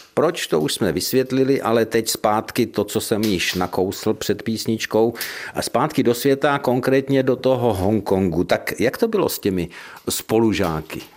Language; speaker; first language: Czech; native; Czech